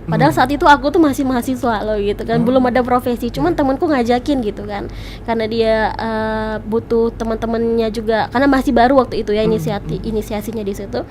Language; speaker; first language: Indonesian; native; Indonesian